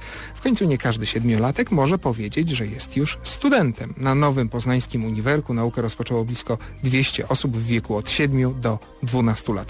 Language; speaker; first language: Polish; native; Polish